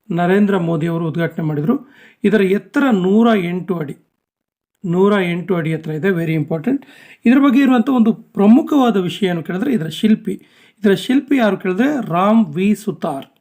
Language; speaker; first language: Kannada; native; Kannada